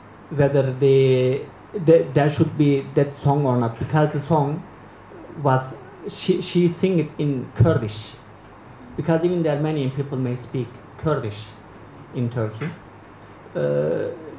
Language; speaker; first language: English; non-native, fluent; Turkish